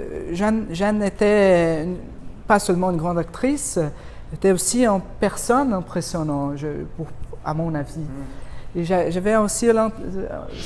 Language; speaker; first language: French; non-native, fluent; Portuguese